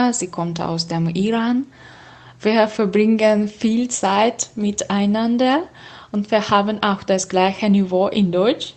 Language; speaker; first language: German; non-native, learner; Russian